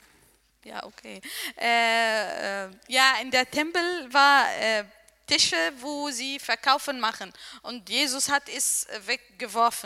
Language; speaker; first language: German; non-native, learner; Arabic